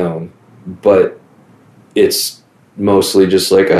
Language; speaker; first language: English; native; English